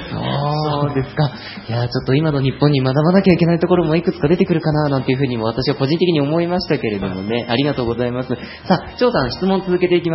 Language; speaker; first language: Japanese; native; Japanese